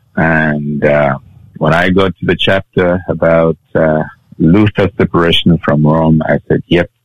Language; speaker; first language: English; non-native, local second language; Bemba